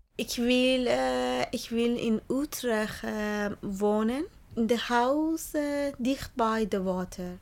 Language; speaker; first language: Dutch; non-native, learner; Persian